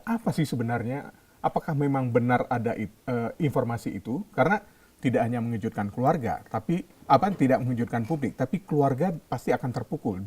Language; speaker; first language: Indonesian; native; Indonesian